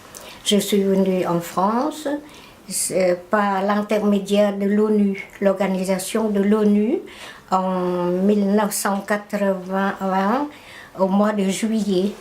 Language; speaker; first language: French; non-native, fluent; Khmer